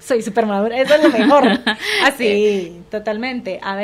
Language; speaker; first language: Spanish; native; Spanish